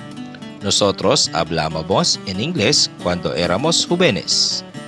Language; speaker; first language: Spanish; non-native, fluent; Filipino